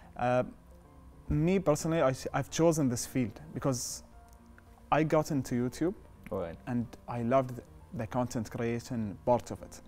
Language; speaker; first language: English; non-native, fluent; Arabic